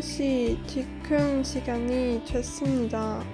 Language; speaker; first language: Korean; non-native, learner; German